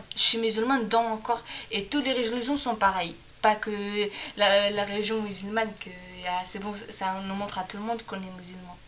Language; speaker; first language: French; non-native, local second language; Arabic